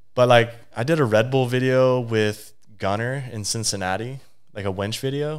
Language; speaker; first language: English; native; English